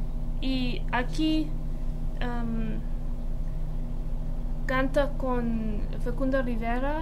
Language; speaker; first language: Spanish; non-native, fluent; English